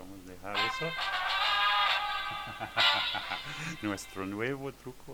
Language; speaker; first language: Spanish; non-native, learner; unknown